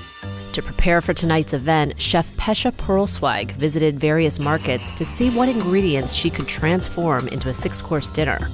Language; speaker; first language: English; native; English